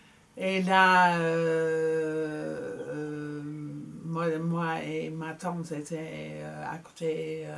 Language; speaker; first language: French; non-native, fluent; Dutch